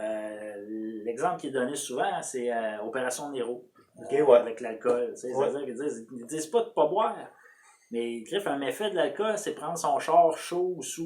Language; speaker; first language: French; native; French